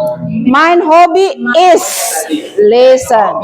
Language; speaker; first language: German; non-native, learner; Indonesian